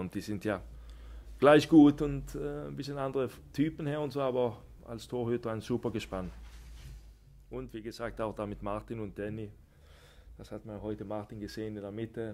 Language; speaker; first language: German; non-native, fluent; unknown